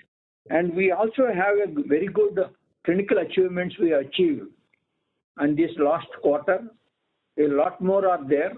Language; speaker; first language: English; non-native, local second language; Telugu